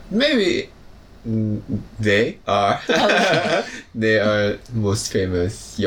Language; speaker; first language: English; non-native, learner; Japanese